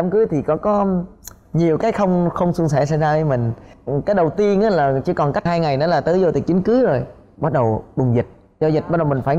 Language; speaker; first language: Vietnamese; native; Vietnamese